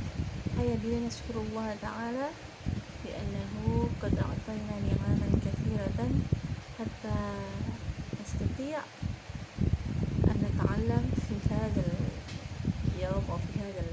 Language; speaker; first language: Arabic; non-native, fluent; Indonesian